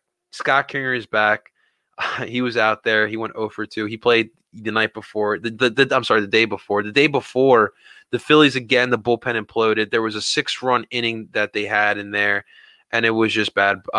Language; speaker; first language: English; native; English